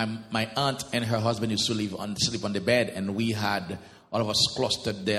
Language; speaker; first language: English; non-native, fluent; Haitian Creole